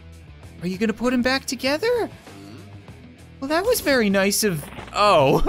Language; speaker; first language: English; native; English